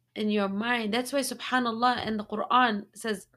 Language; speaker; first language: English; early bilingual, other home language; Arabic